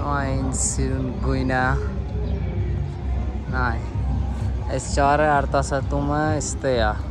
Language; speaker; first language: Armenian; non-native, learner; Hindi